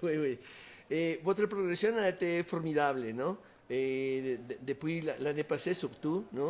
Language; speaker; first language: French; non-native, learner; Spanish